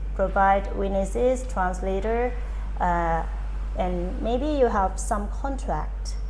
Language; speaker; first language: English; non-native, fluent; Thai